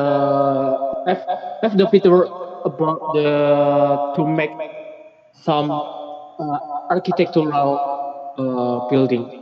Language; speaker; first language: English; non-native, learner; Indonesian